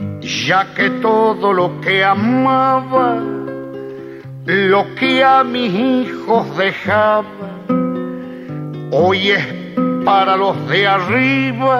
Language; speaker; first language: Spanish; native; Spanish